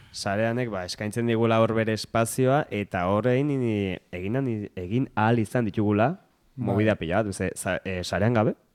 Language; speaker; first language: Basque; native; Basque